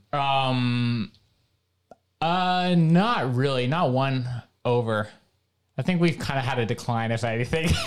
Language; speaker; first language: English; native; English